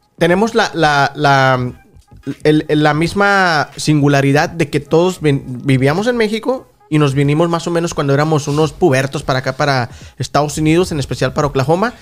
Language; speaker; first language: Spanish; native; Spanish